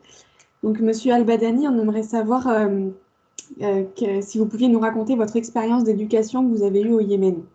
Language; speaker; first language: French; native; French